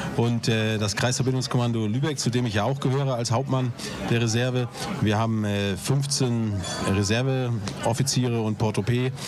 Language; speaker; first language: German; native; German